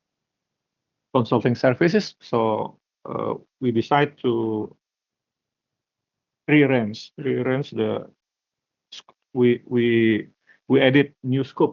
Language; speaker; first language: English; non-native, learner; Indonesian